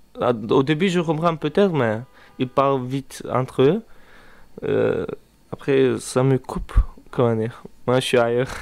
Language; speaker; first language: French; non-native, learner; Turkish